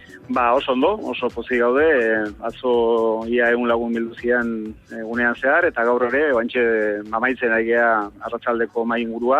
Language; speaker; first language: Basque; native; Basque